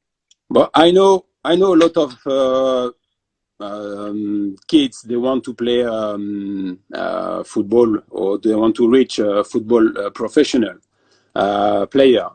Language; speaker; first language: English; non-native, fluent; French